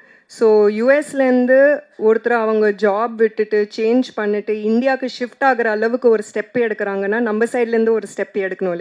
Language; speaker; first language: Tamil; non-native, local second language; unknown